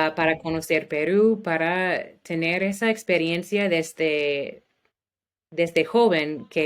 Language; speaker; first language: Spanish; non-native, learner; English